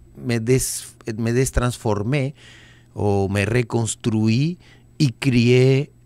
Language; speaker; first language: Portuguese; non-native, learner; Spanish